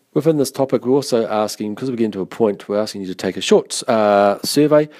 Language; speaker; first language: English; native; English